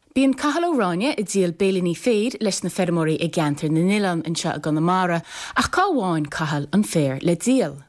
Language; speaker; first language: Irish; native; Irish